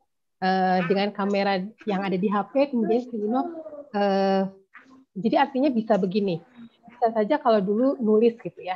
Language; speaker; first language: Indonesian; native; Indonesian